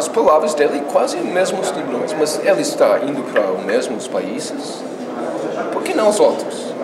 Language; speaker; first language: Portuguese; non-native, fluent; English